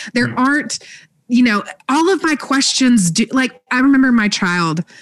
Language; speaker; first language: English; native; English